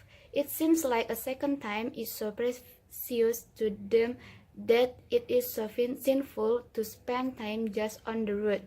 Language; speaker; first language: English; non-native, learner; Indonesian